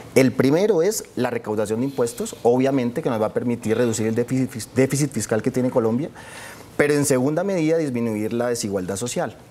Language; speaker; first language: Spanish; native; Spanish